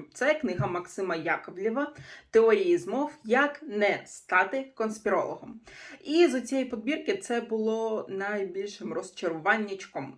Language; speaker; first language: Ukrainian; non-native, local second language; Russian